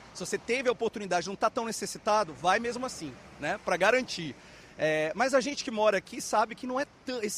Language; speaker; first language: Portuguese; native; Portuguese